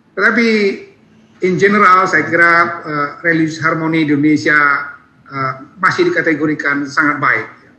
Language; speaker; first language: Indonesian; native; Indonesian